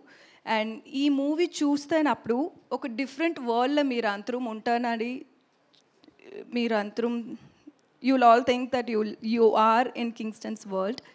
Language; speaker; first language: Telugu; non-native, local second language; Tamil